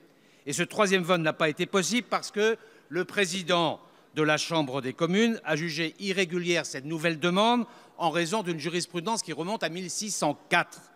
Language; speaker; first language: French; native; French